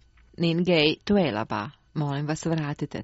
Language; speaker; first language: Croatian; native; Croatian